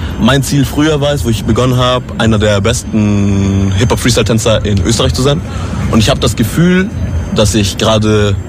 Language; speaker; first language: German; native; German